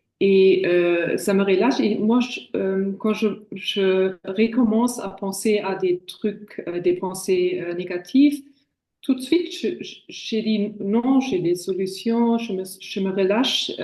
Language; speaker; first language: French; non-native, fluent; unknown